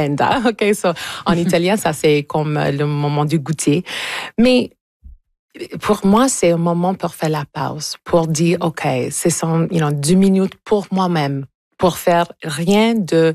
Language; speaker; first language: French; non-native, fluent; English